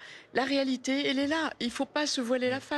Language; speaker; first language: French; native; French